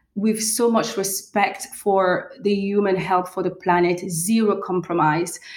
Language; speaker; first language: English; non-native, fluent; French